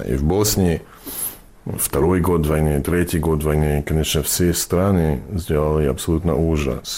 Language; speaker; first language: Russian; non-native, fluent; English